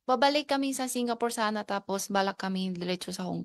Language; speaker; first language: Filipino; non-native, learner; Chinese